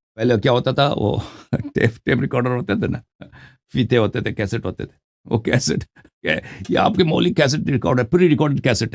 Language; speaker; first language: Urdu; non-native, fluent; Persian